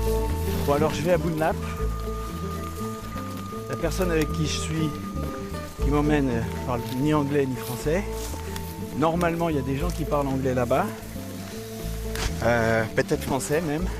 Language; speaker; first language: French; native; French